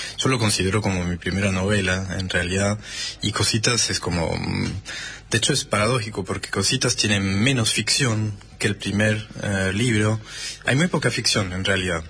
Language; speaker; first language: Spanish; non-native, fluent; French